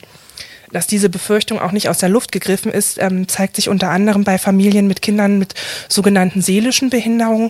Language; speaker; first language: German; native; German